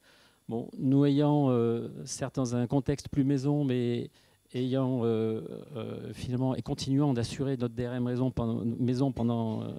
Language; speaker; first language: French; native; French